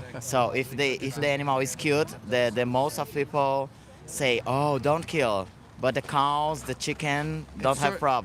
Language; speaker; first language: English; non-native, learner; Portuguese